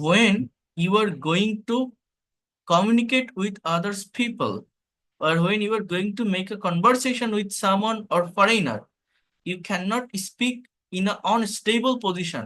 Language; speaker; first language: English; non-native, fluent; Bangla